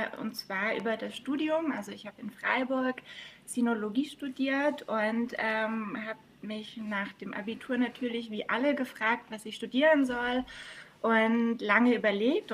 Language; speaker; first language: German; native; German